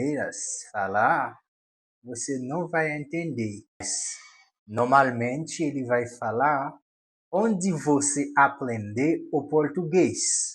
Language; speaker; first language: Portuguese; non-native, learner; Haitian Creole